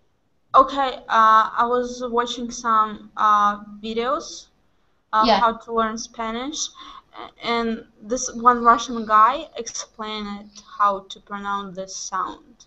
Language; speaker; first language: English; non-native, fluent; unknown